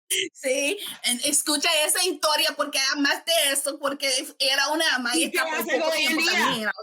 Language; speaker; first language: Spanish; non-native, fluent; English